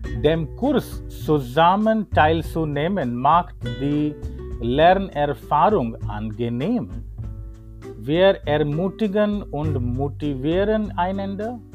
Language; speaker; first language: German; non-native, learner; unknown